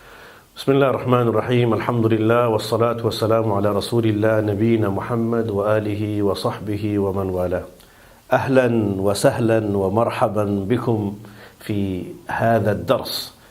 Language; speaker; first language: Arabic; non-native, fluent; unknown